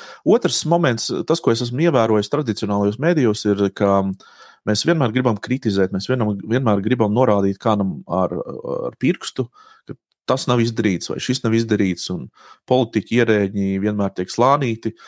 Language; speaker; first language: Latvian; native; Latvian